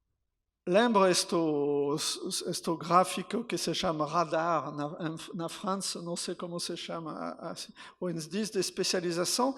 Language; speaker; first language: Portuguese; non-native, fluent; French